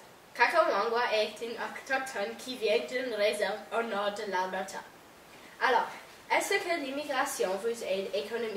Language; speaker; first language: French; non-native, learner; English